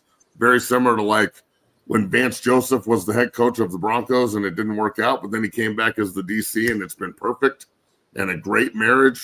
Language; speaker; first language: English; native; English